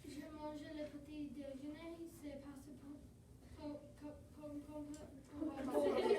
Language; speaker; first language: French; non-native, learner; English